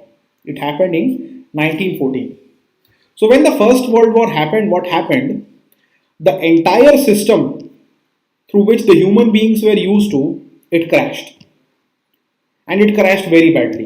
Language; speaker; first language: English; non-native, local second language; Hindi